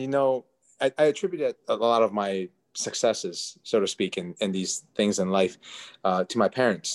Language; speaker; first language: English; early bilingual, other home language; Chinese